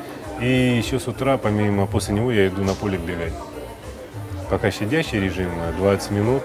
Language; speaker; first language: Russian; native; Russian